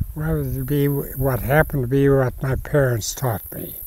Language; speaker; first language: English; native; English